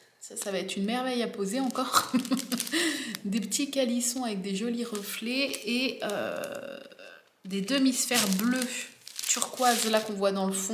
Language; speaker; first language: French; native; French